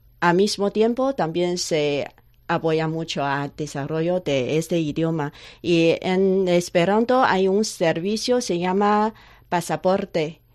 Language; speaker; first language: Spanish; non-native, learner; Chinese